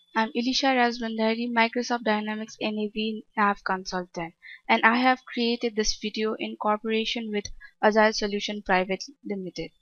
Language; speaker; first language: English; non-native, local second language; Nepali